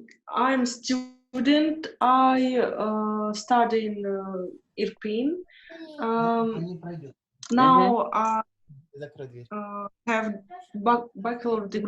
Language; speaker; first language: English; non-native, learner; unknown